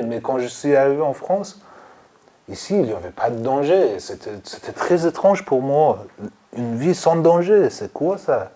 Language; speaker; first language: French; non-native, learner; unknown